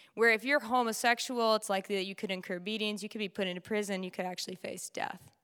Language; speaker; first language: English; native; English